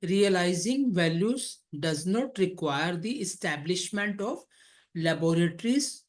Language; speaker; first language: English; non-native, local second language; Hindi